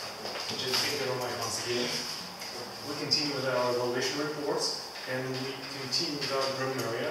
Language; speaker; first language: English; non-native, fluent; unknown